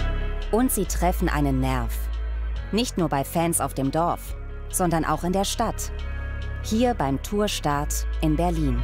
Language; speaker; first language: German; native; German